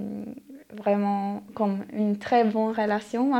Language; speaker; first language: French; non-native, learner; Norwegian